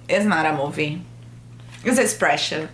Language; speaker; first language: English; non-native, learner; Portuguese